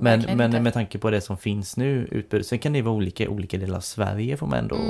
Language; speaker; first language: Swedish; native; Swedish